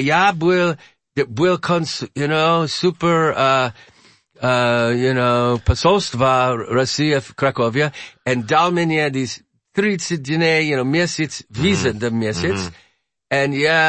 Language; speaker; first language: Russian; non-native, learner; English